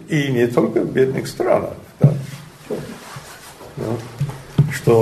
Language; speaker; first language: Russian; non-native, learner; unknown